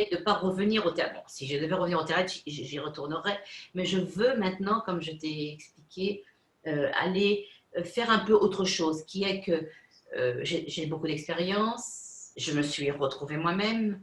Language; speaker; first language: French; non-native, fluent; Spanish